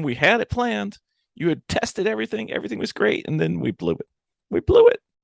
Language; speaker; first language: English; native; English